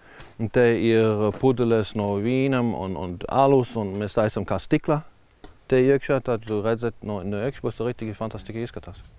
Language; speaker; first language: Latvian; non-native, learner; German